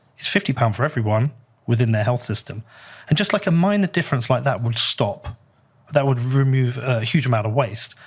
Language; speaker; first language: English; native; English